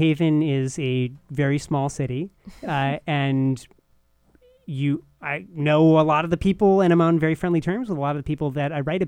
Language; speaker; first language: English; native; English